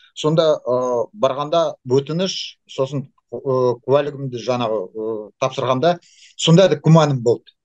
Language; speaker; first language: Kazakh; non-native, local second language; Russian